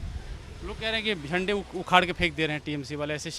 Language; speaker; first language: Hindi; native; Hindi